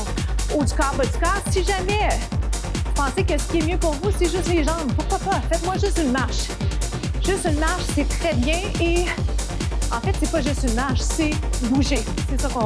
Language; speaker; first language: French; native; French